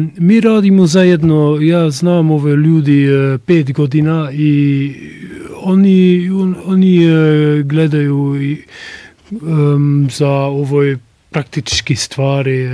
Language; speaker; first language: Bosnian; non-native, learner; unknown